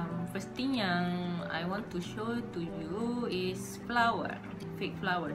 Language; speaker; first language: English; non-native, local second language; Malay